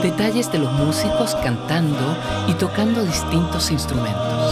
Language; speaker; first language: Spanish; native; Spanish